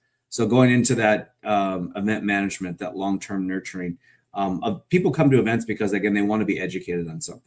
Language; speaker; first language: English; native; English